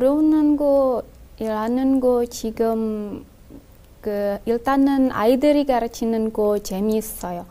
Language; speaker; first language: Korean; non-native, learner; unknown